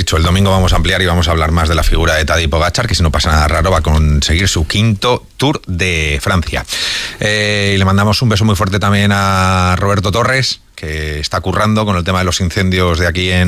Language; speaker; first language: Spanish; native; Spanish